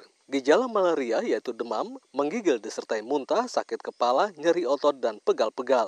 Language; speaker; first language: Indonesian; native; Indonesian